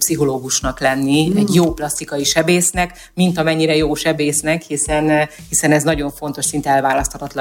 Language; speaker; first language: Hungarian; native; Hungarian